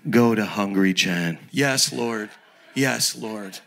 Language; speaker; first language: English; native; English